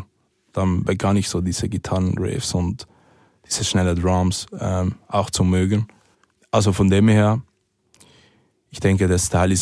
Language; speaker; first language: German; early bilingual, other home language; Spanish